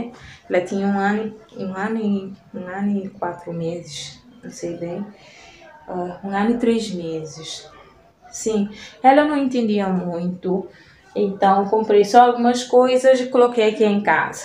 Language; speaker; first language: Portuguese; non-native, local second language; Kabuverdianu